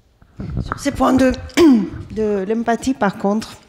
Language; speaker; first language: French; non-native, fluent; Greek